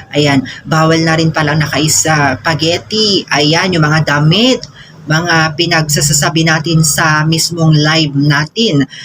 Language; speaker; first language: Filipino; non-native, local second language; Cebuano